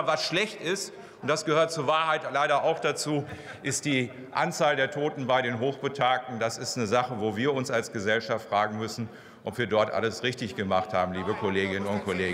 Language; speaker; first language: German; native; German